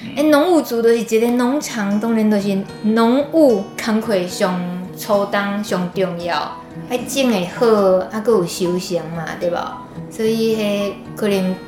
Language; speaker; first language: Chinese; native; Chinese